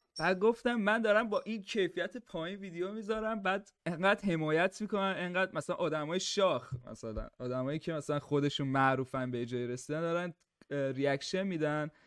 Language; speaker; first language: Persian; native; Persian